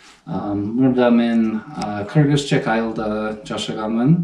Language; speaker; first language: Kyrgyz; non-native, learner; English